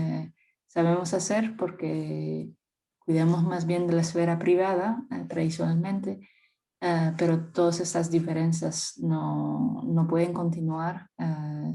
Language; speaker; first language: Spanish; non-native, fluent; French